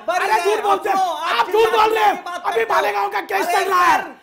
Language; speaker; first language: Hindi; native; Hindi